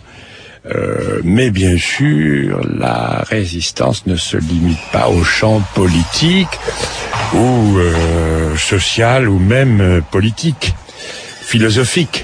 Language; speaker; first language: French; native; French